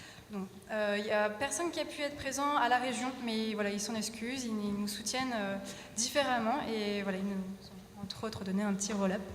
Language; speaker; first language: French; native; French